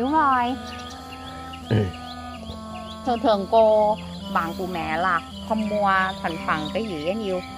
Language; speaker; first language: Vietnamese; non-native, learner; Thai